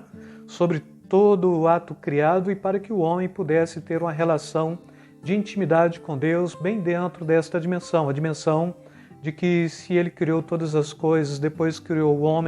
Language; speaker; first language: Portuguese; native; Portuguese